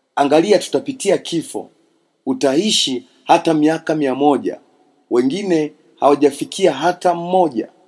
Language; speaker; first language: Swahili; non-native, local second language; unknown